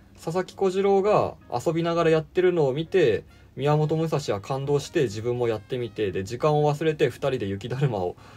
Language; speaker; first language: Japanese; native; Japanese